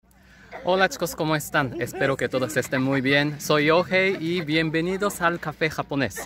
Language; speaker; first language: Spanish; non-native, fluent; Japanese